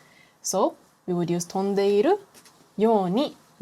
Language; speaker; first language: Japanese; non-native, fluent; English